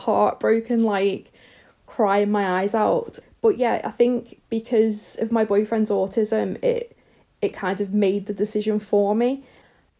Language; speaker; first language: English; native; English